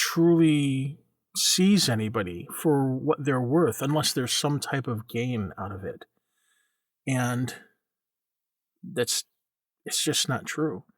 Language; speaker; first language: English; native; English